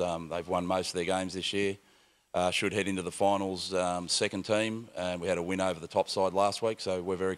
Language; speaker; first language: English; native; English